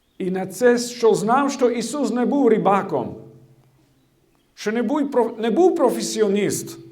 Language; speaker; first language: Ukrainian; non-native, fluent; Slovak